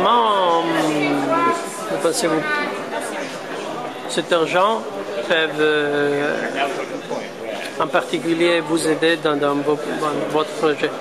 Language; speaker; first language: French; non-native, fluent; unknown